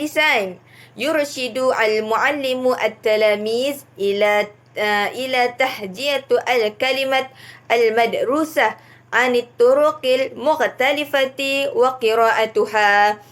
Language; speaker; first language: Arabic; non-native, learner; Malay